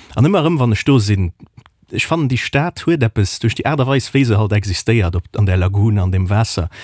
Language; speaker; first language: German; non-native, local second language; Luxembourgish